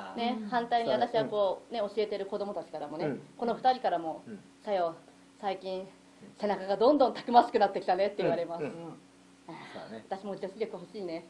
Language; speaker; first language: Japanese; native; Japanese